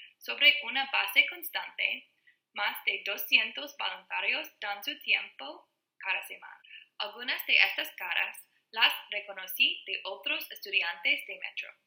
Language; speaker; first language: Spanish; non-native, learner; English